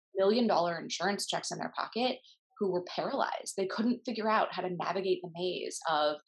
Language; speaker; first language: English; native; English